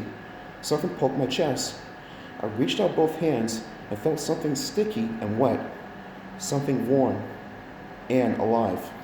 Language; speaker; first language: English; native; English